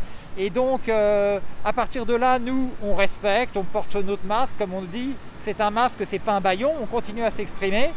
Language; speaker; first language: French; native; French